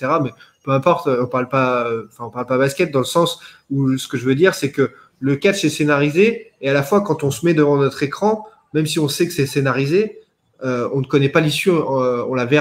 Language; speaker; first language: French; native; French